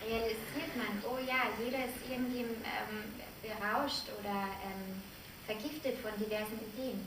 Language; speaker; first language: German; native; German